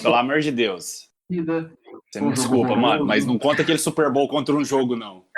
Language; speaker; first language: Portuguese; native; Portuguese